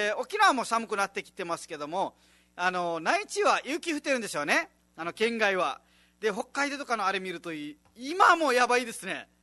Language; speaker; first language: Japanese; non-native, fluent; Nepali